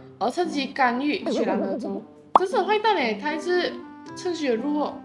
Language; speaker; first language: Chinese; native; Chinese